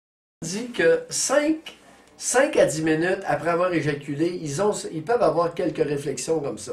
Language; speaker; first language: French; native; French